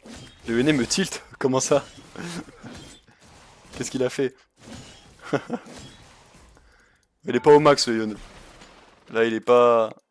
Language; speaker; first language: French; native; French